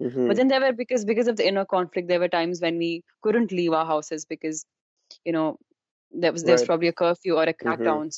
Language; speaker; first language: English; non-native, local second language; Kashmiri